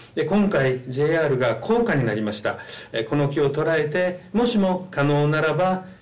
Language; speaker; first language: Japanese; native; Japanese